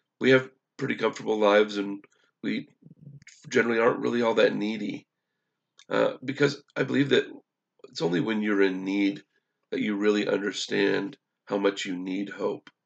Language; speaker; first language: English; native; English